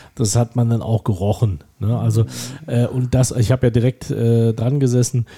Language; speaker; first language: German; native; German